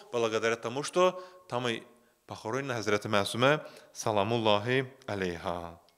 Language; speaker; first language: Russian; non-native, local second language; Azerbaijani